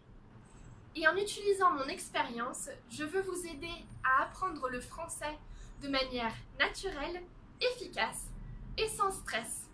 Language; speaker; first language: French; native; French